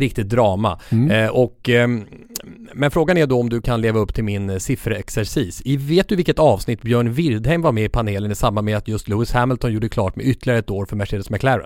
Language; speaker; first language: Swedish; native; Swedish